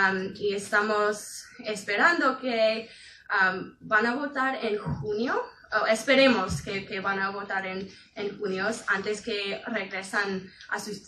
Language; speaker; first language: Spanish; non-native, fluent; English